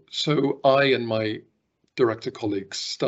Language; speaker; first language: English; native; English